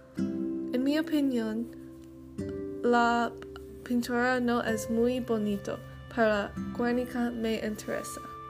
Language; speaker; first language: Spanish; non-native, learner; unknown